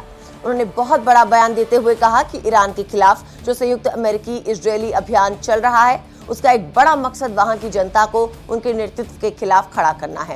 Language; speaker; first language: Hindi; native; Hindi